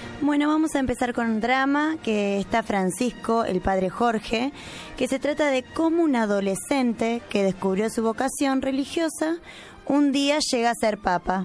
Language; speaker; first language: Spanish; native; Spanish